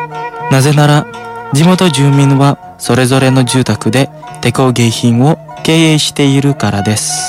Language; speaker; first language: Japanese; non-native, fluent; Indonesian